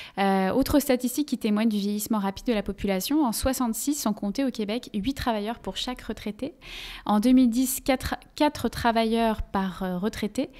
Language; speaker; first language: French; native; French